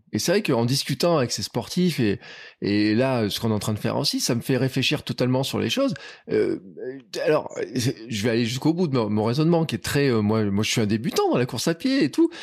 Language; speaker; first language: French; native; French